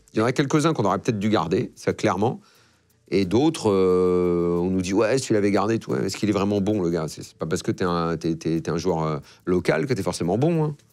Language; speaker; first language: French; native; French